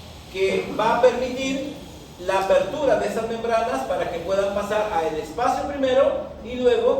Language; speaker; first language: Spanish; native; Spanish